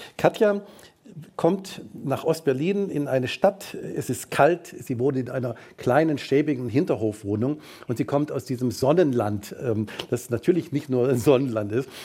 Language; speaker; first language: German; native; German